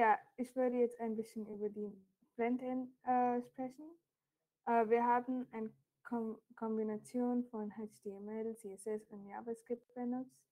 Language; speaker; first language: German; non-native, fluent; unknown